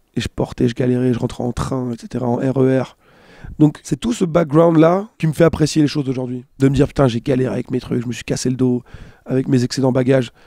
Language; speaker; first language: French; native; French